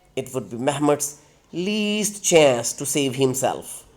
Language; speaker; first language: English; non-native, local second language; Urdu